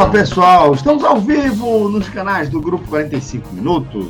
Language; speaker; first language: Portuguese; native; Portuguese